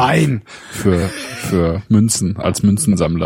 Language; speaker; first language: German; native; German